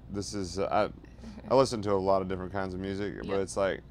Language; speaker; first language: English; native; English